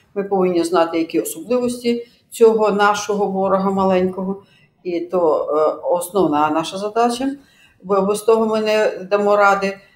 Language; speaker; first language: Ukrainian; native; Ukrainian